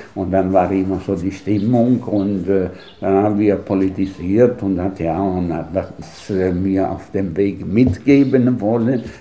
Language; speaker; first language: German; non-native, fluent; Italian